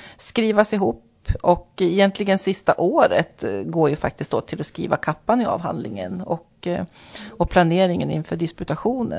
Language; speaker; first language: Swedish; native; Swedish